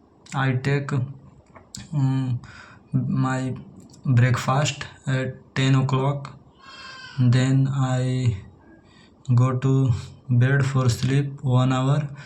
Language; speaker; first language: English; non-native, learner; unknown